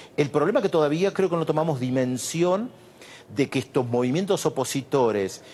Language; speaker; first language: Spanish; native; Spanish